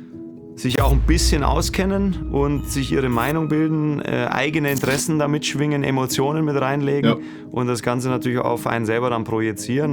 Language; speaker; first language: German; native; German